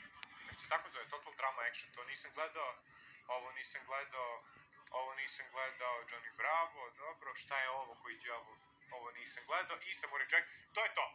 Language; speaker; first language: Bosnian; native; Bosnian